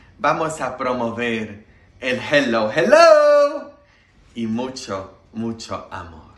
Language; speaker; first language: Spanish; non-native, fluent; Polish